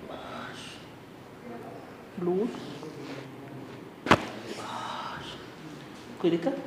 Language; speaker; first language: Hindi; native; Hindi